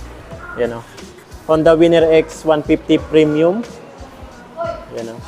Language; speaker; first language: Filipino; native; Filipino